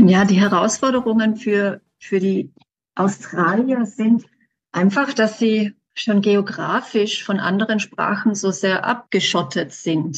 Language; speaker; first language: German; native; German